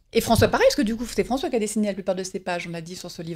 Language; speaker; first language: French; native; French